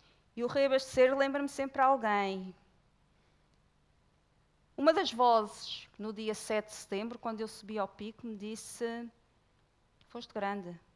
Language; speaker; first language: Portuguese; native; Portuguese